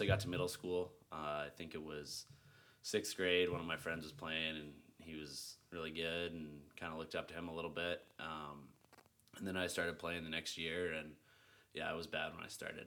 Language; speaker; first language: English; native; English